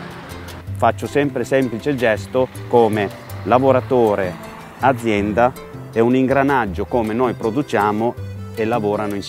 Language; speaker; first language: Italian; non-native, learner; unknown